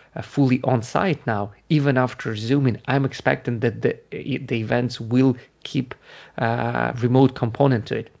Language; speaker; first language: English; non-native, fluent; Ukrainian